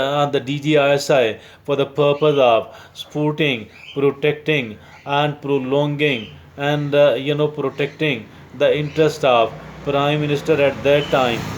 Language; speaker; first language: English; non-native, local second language; Urdu